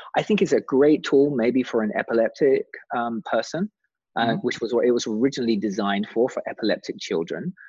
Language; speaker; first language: English; native; English